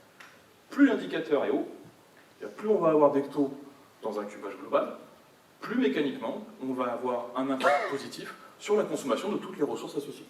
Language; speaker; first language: French; native; French